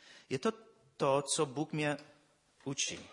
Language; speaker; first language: Czech; non-native, fluent; English